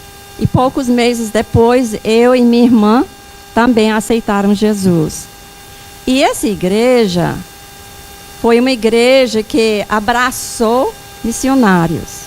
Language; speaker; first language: Portuguese; non-native, fluent; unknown